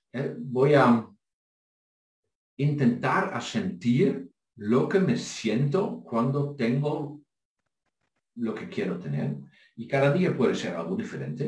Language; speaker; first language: Spanish; non-native, fluent; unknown